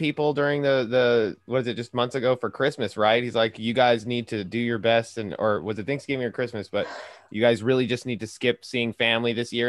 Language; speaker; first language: English; native; English